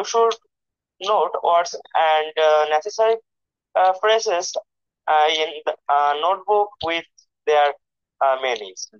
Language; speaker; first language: English; non-native, learner; Bangla